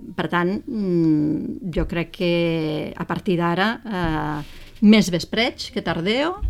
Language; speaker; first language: Catalan; native; Catalan